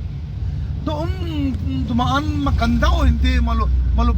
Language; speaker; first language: Filipino; non-native, learner; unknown